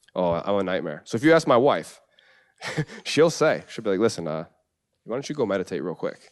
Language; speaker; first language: English; native; English